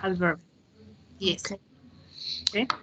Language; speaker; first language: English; non-native, fluent; Spanish